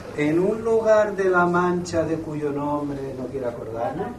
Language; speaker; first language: Spanish; non-native, local second language; Catalan